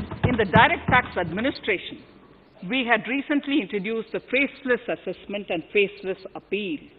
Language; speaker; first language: English; non-native, local second language; Tamil